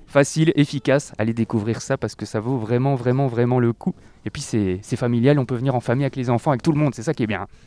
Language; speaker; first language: French; native; French